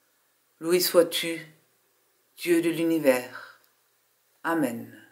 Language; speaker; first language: French; native; French